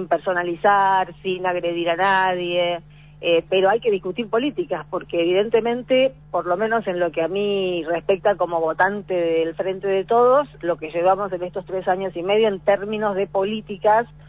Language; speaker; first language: Spanish; native; Spanish